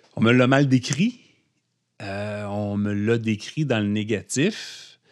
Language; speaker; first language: French; native; French